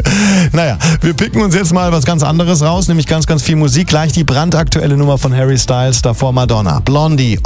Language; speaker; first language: German; native; German